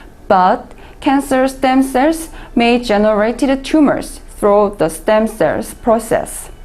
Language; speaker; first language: English; non-native, learner; Korean